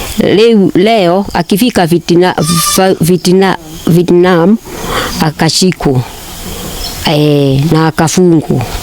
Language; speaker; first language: Swahili; native; Swahili